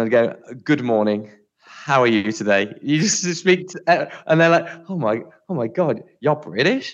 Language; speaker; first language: English; native; English